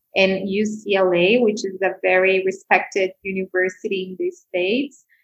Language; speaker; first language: English; non-native, fluent; Portuguese